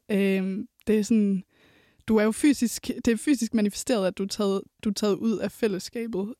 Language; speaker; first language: Danish; native; Danish